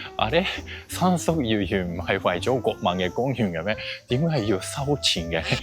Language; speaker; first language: Cantonese; non-native, fluent; Japanese